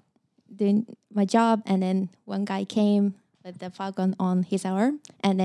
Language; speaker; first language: English; non-native, learner; Japanese